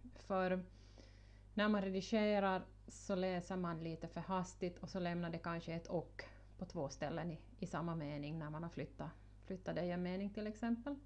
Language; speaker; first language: Swedish; native; Swedish